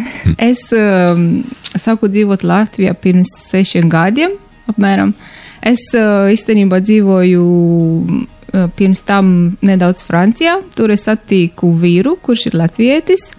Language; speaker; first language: Latvian; non-native, learner; Romanian